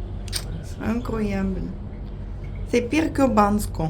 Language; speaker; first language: French; non-native, fluent; Russian